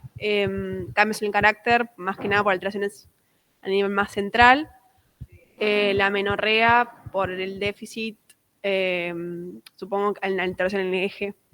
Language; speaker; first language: Spanish; native; Spanish